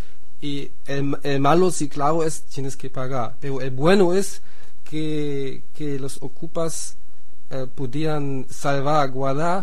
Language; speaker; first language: Spanish; non-native, fluent; German